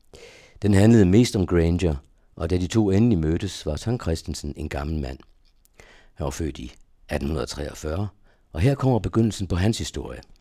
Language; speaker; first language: Danish; native; Danish